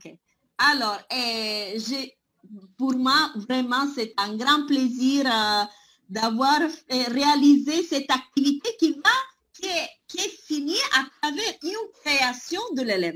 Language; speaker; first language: French; non-native, fluent; Italian